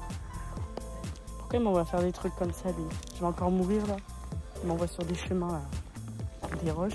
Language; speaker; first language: French; native; French